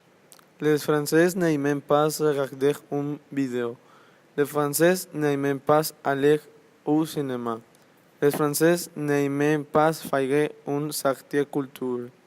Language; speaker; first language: French; non-native, learner; Spanish